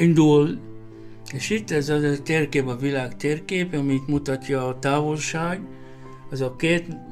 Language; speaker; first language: Hungarian; non-native, fluent; Arabic